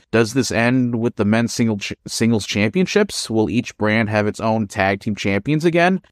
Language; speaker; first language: English; non-native, local second language; Filipino